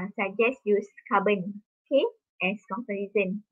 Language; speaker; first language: English; non-native, local second language; Malay